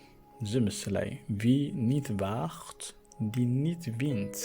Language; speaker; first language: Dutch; non-native, fluent; Tigrinya